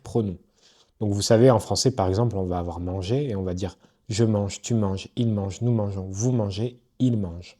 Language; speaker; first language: French; native; French